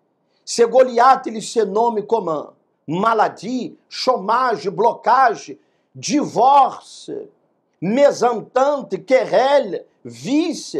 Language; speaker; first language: French; non-native, fluent; Portuguese